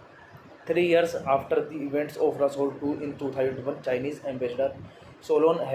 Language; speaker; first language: English; non-native, learner; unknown